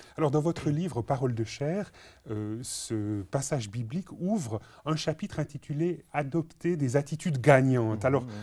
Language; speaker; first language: French; native; French